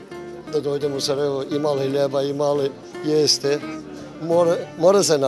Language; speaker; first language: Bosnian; early bilingual, heritage; Bosnian